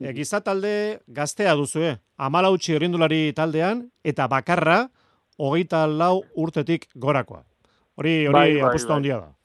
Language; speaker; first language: Basque; native; Basque